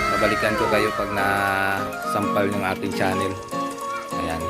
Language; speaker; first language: Filipino; non-native, local second language; Hiligaynon